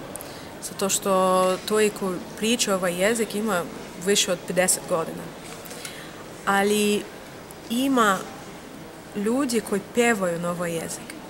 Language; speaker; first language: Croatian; non-native, learner; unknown